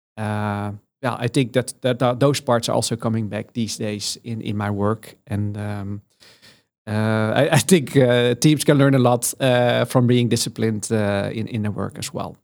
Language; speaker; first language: English; non-native, fluent; Dutch